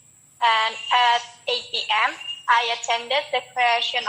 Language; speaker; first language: English; non-native, learner; Indonesian